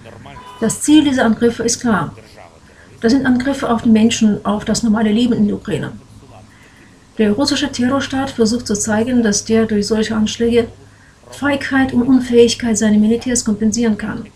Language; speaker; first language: German; non-native, fluent; Ukrainian